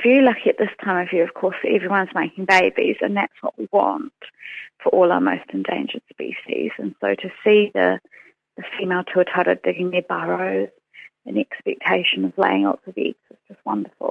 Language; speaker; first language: English; native; English